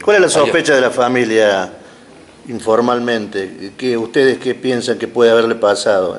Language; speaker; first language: Spanish; native; Spanish